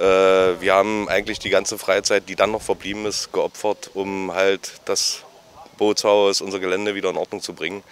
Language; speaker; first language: German; native; German